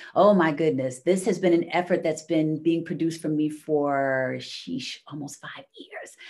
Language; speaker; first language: English; native; English